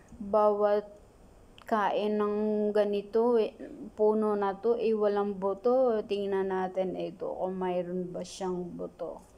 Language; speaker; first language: Filipino; native; Filipino